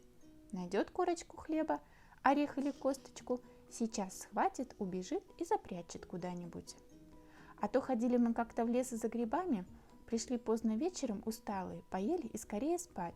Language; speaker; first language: Russian; native; Russian